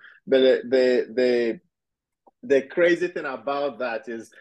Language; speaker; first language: English; non-native, local second language; Igbo